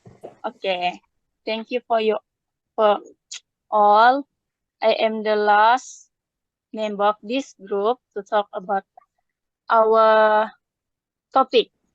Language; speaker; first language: English; non-native, learner; Malay